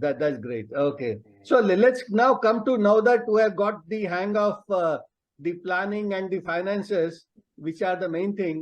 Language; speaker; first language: English; non-native, local second language; Telugu